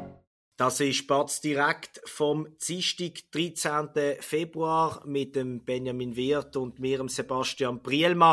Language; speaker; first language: German; native; German